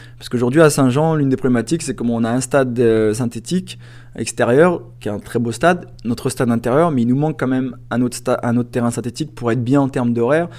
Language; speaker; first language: French; native; French